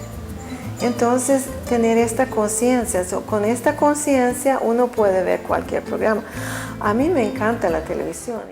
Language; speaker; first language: Spanish; non-native, fluent; Swedish